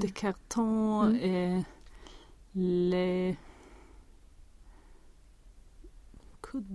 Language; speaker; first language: French; non-native, learner; Swedish